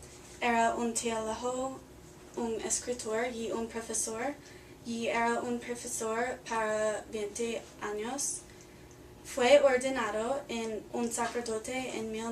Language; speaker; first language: Spanish; non-native, learner; English